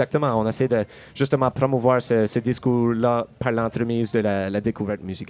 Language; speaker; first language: French; native; French